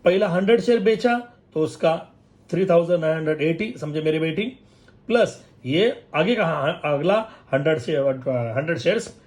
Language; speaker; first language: Hindi; non-native, local second language; Marathi